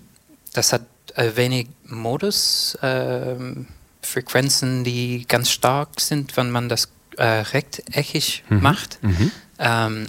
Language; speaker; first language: German; non-native, learner; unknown